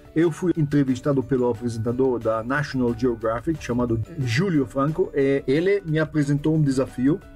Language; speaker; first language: Portuguese; non-native, fluent; French